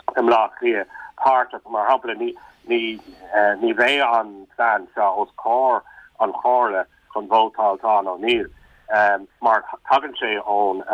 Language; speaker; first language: Irish; non-native, local second language; English